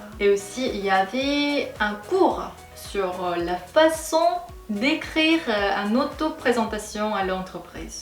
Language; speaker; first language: French; non-native, fluent; Korean